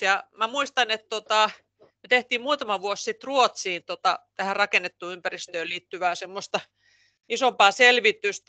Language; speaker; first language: Finnish; native; Finnish